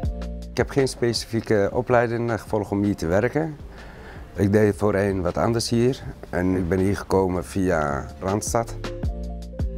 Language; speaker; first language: Dutch; non-native, local second language; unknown